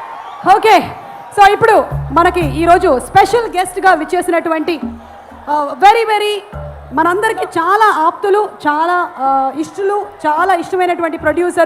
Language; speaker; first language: Telugu; native; Telugu